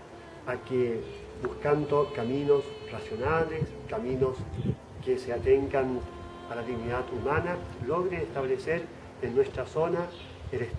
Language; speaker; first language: Spanish; native; Spanish